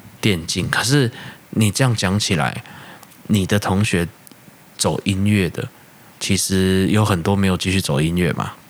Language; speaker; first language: Chinese; native; Chinese